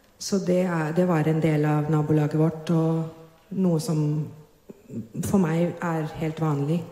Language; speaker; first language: Norwegian; non-native, fluent; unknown